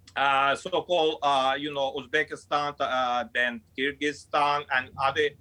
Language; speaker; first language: English; non-native, fluent; Azerbaijani